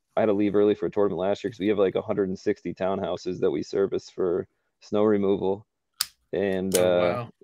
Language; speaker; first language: English; native; English